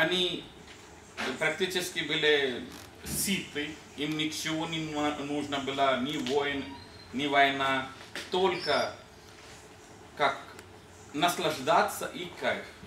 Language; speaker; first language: Russian; non-native, learner; Hindi